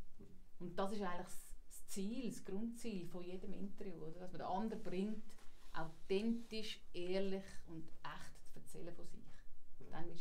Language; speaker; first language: German; native; German